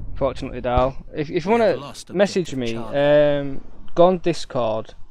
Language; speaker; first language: English; native; English